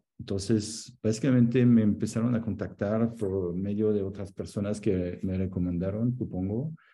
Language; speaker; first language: Spanish; non-native, fluent; French